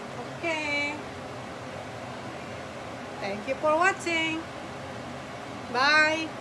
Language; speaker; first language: English; non-native, local second language; Filipino